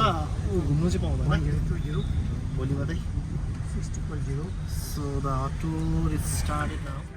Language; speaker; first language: Nepali; non-native, local second language; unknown